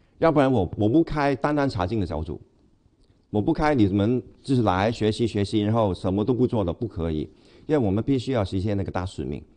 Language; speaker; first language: Chinese; non-native, local second language; Cantonese